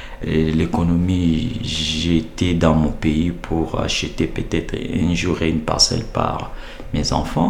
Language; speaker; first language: French; non-native, local second language; Lingala